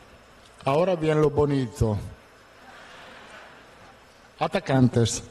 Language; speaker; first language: Portuguese; non-native, learner; Italian